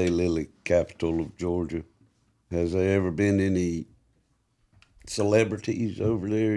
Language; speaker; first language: English; native; English